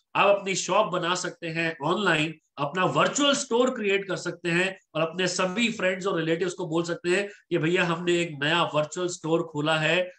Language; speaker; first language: Hindi; native; Hindi